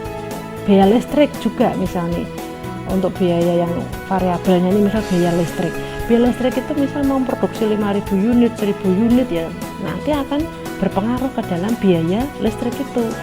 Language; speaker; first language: Indonesian; native; Indonesian